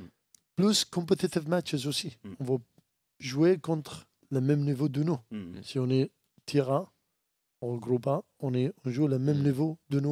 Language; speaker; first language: French; non-native, learner; Arabic